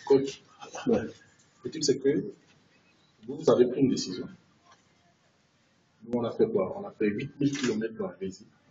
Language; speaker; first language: French; native; French